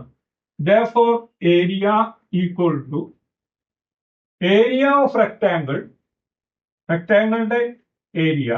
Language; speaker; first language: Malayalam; native; Malayalam